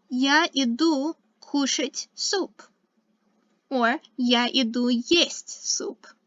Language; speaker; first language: Russian; non-native, fluent; English